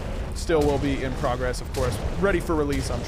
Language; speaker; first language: English; native; English